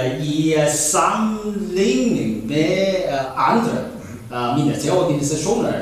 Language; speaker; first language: Danish; non-native, learner; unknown